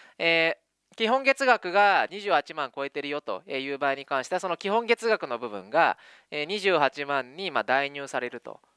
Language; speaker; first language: Japanese; native; Japanese